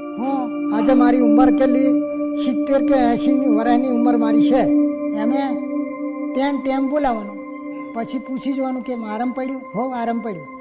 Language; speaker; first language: Gujarati; non-native, local second language; Rathawi